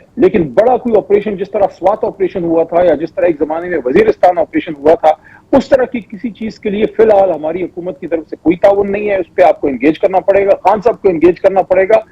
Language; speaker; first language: Urdu; non-native, local second language; Pashto